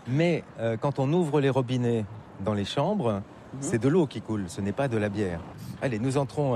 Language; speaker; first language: French; native; French